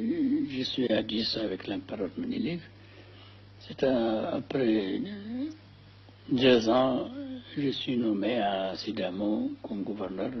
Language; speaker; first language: French; non-native, fluent; Amharic